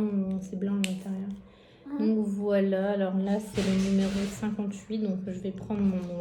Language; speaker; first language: French; native; French